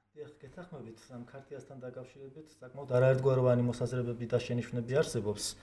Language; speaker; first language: Georgian; non-native, local second language; Kurdish